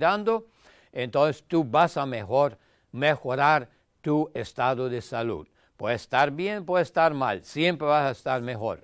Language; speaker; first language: Spanish; non-native, fluent; German